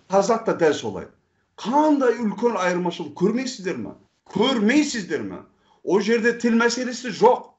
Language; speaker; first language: Kazakh; non-native, fluent; Turkish